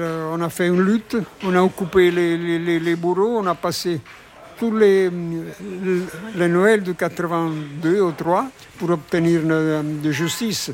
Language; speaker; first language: French; non-native, fluent; Italian